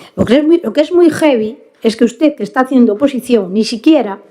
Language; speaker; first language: Spanish; non-native, local second language; Galician